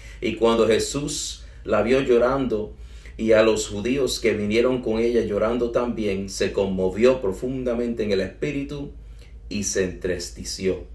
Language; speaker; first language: Spanish; early bilingual, heritage; English